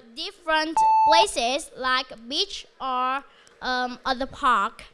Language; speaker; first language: English; non-native, learner; Vietnamese